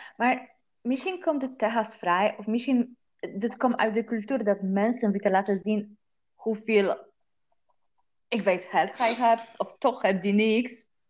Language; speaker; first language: Dutch; non-native, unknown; Polish